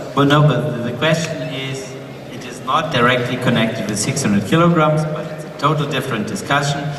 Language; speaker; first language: English; non-native, fluent; German